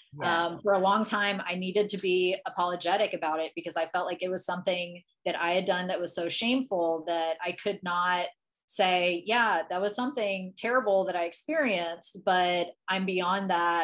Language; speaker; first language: English; native; English